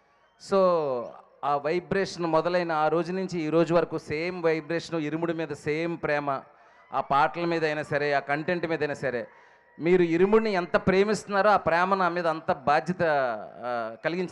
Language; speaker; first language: Telugu; native; Telugu